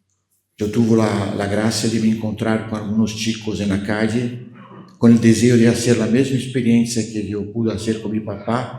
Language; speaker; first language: Spanish; non-native, fluent; Portuguese